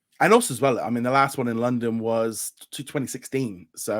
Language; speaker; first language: English; native; English